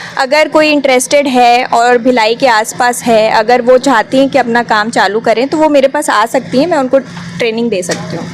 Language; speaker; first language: Hindi; native; Hindi